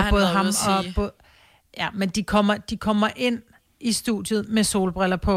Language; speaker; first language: Danish; native; Danish